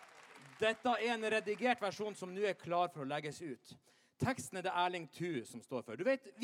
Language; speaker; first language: Norwegian; native; Norwegian